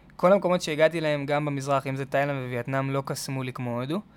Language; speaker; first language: Hebrew; native; Hebrew